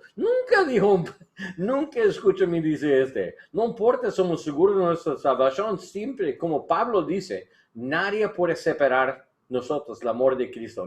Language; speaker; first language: Spanish; non-native, learner; English